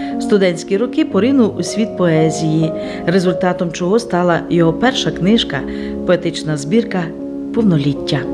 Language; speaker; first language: Ukrainian; native; Ukrainian